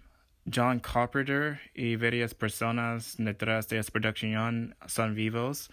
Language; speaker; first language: Spanish; non-native, fluent; English